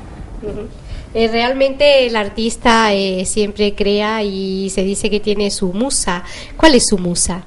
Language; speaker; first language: Spanish; native; Spanish